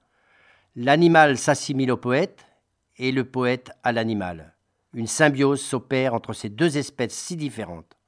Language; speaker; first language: French; native; French